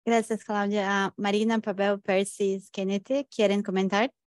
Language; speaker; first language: Spanish; non-native, fluent; Portuguese